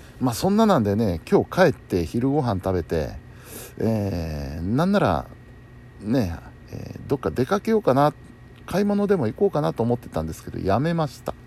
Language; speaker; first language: Japanese; native; Japanese